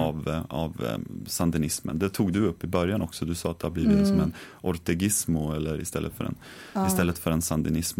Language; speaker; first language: Swedish; native; Swedish